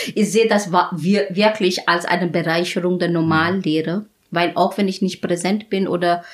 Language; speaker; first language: German; non-native, fluent; Bangla